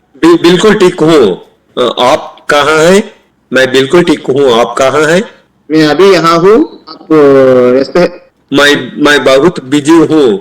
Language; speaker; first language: Hindi; non-native, learner; Telugu